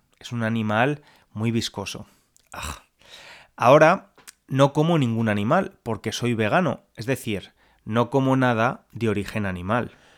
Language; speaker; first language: Spanish; native; Spanish